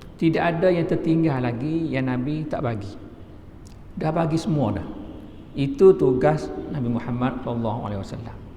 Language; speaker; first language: Malay; native; Malay